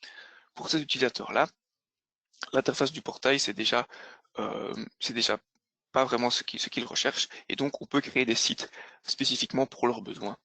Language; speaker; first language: French; native; French